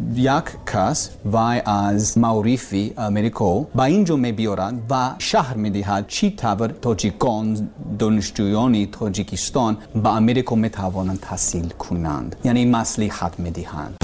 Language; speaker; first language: Persian; non-native, learner; English